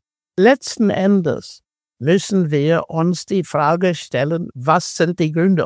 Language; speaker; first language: German; non-native, fluent; English